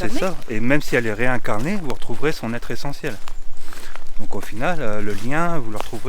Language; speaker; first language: French; native; French